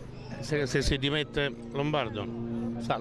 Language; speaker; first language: Italian; native; Italian